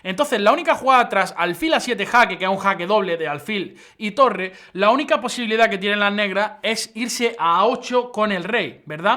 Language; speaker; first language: Spanish; native; Spanish